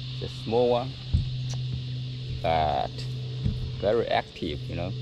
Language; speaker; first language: English; non-native, learner; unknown